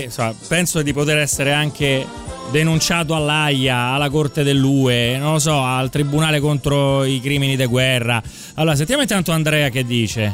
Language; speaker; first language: Italian; native; Italian